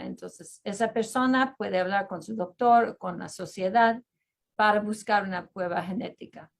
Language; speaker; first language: Spanish; early bilingual, heritage; Spanish